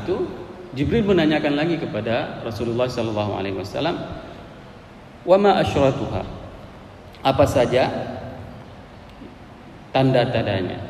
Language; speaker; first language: Indonesian; native; Indonesian